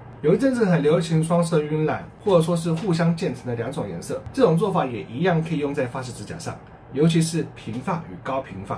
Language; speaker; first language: Chinese; native; Chinese